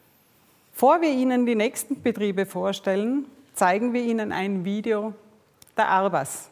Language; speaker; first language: German; native; German